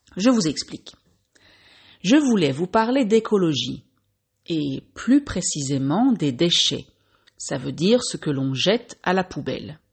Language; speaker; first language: French; native; French